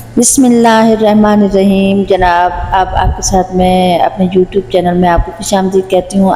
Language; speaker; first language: Urdu; non-native, local second language; Punjabi